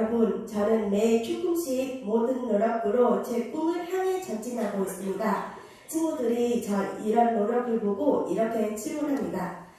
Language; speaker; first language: Korean; non-native, fluent; Vietnamese